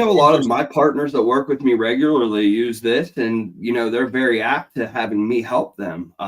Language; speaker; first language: English; native; English